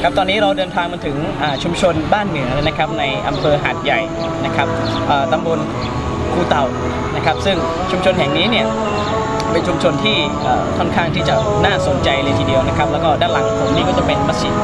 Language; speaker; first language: Thai; native; Thai